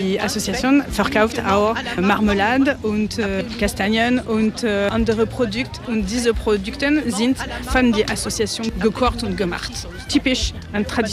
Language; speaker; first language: German; non-native, learner; French